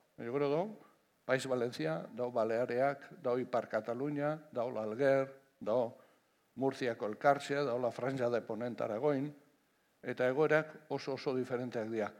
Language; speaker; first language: Basque; non-native, local second language; Spanish